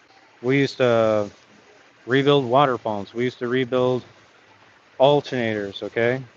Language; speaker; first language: English; native; English